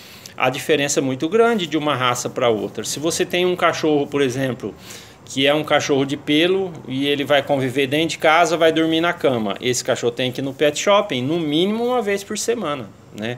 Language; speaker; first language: Portuguese; native; Portuguese